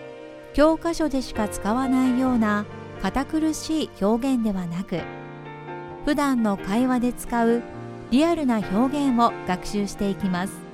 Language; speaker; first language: Japanese; native; Japanese